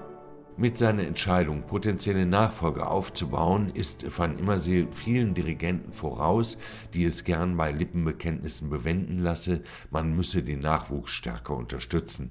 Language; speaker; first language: German; native; German